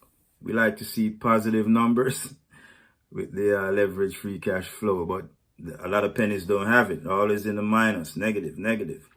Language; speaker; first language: English; native; English